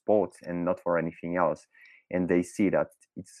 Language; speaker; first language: English; non-native, fluent; French